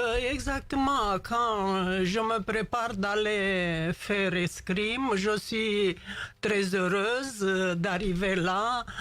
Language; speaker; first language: French; non-native, learner; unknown